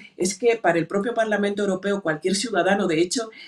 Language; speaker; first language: Spanish; native; Spanish